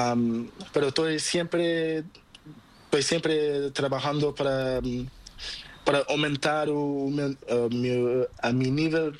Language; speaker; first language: Spanish; non-native, learner; Portuguese